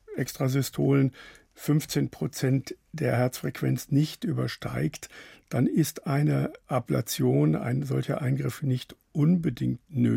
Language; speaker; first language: German; native; German